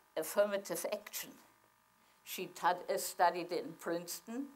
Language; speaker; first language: English; non-native, fluent; German